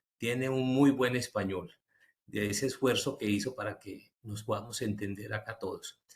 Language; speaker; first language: Spanish; native; Spanish